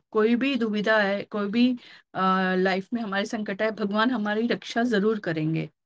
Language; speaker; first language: Hindi; non-native, local second language; Marathi